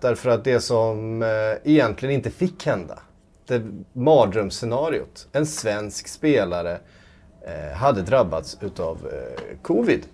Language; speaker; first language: Swedish; native; Swedish